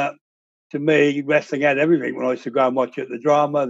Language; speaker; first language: English; native; English